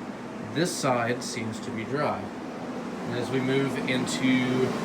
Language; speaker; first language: English; native; English